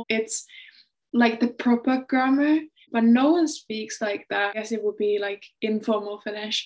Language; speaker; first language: English; non-native, fluent; Finnish